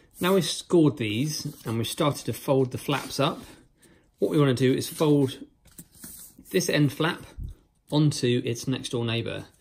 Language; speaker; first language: English; native; English